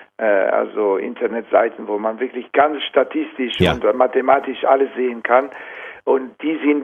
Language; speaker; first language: German; non-native, fluent; Italian